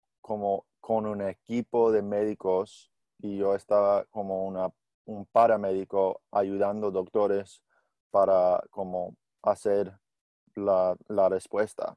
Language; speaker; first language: Spanish; non-native, learner; English